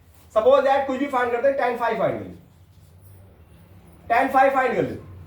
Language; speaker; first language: Hindi; native; Hindi